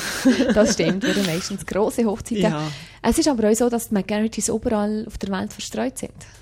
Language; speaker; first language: German; native; German